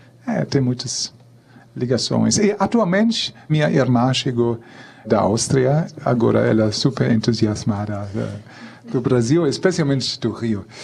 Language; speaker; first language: Portuguese; non-native, fluent; German